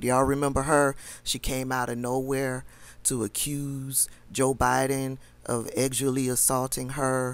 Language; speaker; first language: English; native; English